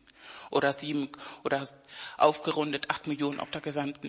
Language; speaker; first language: German; non-native, fluent; Spanish